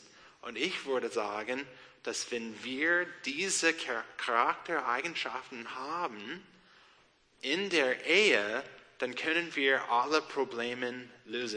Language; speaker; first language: German; non-native, learner; English